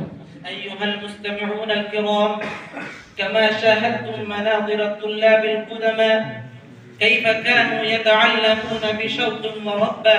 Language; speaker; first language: Arabic; non-native, learner; Urdu